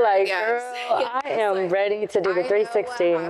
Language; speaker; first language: English; native; English